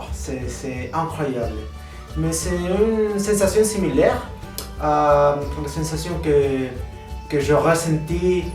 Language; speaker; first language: French; non-native, learner; Spanish